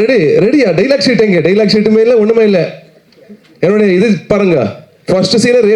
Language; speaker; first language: Tamil; non-native, learner; Kannada